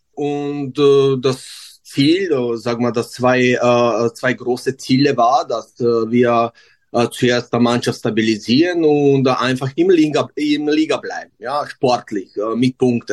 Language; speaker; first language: German; non-native, learner; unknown